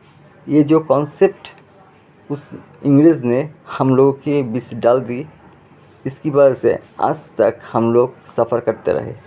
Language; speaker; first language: Hindi; non-native, fluent; Bangla